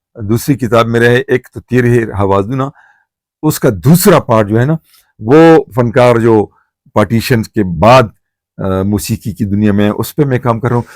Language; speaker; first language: Urdu; non-native, local second language; Pashto